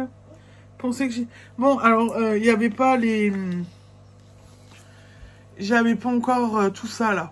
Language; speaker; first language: French; native; French